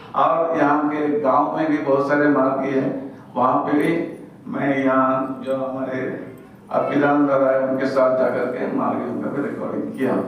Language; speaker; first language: Hindi; non-native, local second language; Malayalam